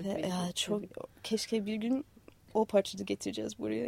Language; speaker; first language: Turkish; non-native, fluent; English